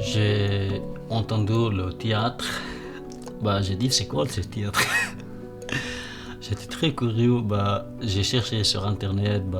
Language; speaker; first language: French; non-native, learner; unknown